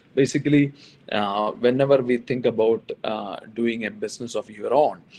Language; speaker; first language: English; non-native, local second language; Malayalam